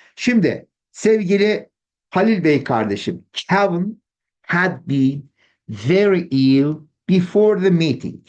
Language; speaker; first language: English; non-native, fluent; Turkish